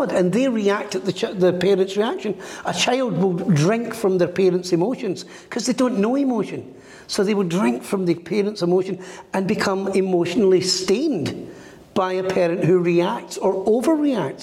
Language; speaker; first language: English; native; English